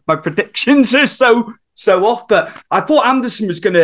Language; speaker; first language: English; native; English